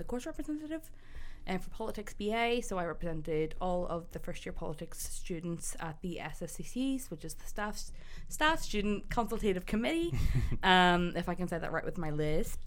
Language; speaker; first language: English; native; English